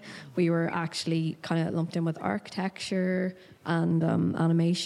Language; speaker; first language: English; native; English